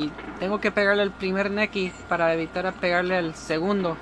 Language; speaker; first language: Spanish; non-native, fluent; English